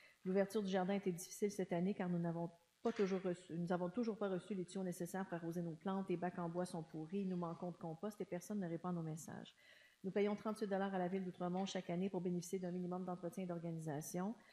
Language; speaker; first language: French; native; French